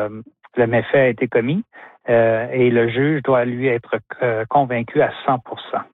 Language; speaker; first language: French; native; French